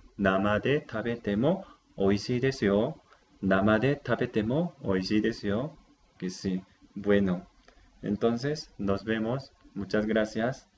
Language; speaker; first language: Spanish; non-native, fluent; Japanese